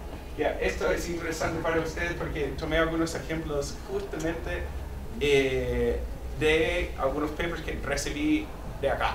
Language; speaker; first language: Spanish; non-native, fluent; English